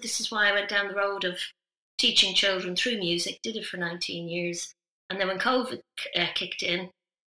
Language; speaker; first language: English; native; English